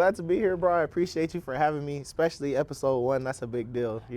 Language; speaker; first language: English; native; English